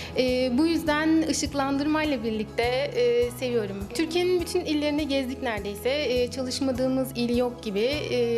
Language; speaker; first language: Turkish; native; Turkish